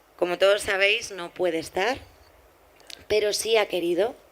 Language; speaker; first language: Spanish; native; Spanish